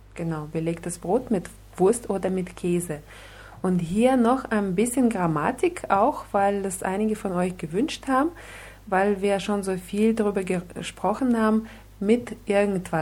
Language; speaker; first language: German; non-native, fluent; Russian